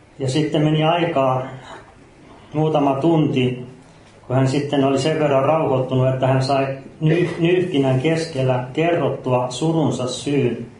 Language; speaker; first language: Finnish; native; Finnish